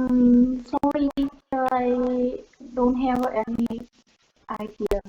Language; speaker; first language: English; non-native, learner; Vietnamese